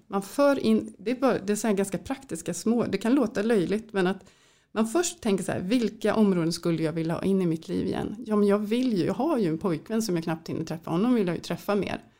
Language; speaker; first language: Swedish; native; Swedish